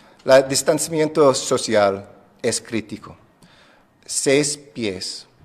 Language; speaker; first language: Spanish; non-native, fluent; English